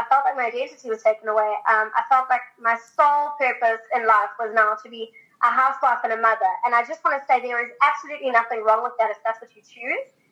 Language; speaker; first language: English; native; English